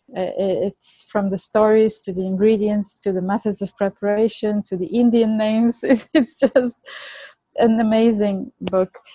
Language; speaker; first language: English; non-native, fluent; Bulgarian